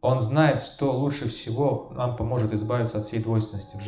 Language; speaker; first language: Russian; native; Russian